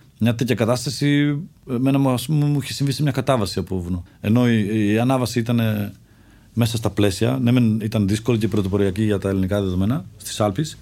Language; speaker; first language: Greek; early bilingual, other home language; Czech